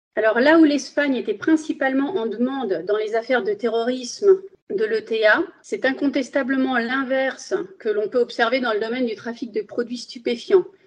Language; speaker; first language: French; early bilingual, other home language; Spanish